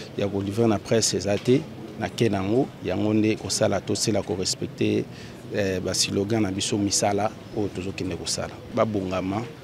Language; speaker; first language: Lingala; non-native, local second language; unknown